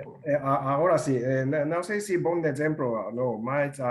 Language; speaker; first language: Portuguese; non-native, learner; Japanese